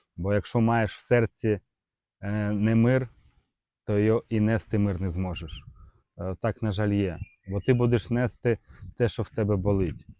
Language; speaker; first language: Ukrainian; non-native, local second language; Russian